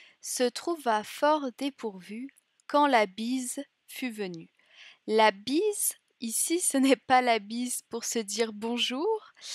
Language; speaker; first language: French; native; French